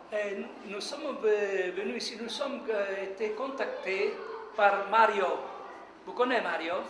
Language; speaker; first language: French; non-native, learner; Italian